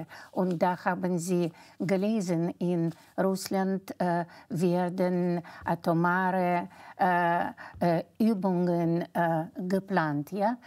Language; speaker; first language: German; non-native, fluent; Russian